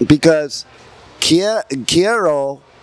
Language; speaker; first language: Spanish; non-native, learner; English